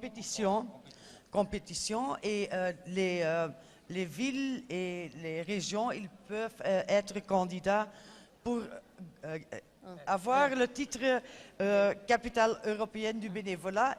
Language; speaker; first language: French; non-native, fluent; Dutch